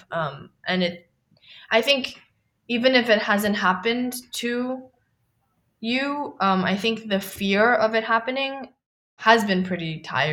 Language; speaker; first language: English; non-native, local second language; Cantonese